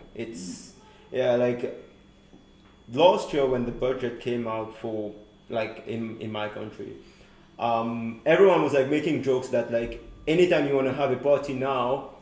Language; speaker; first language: English; non-native, fluent; Morisyen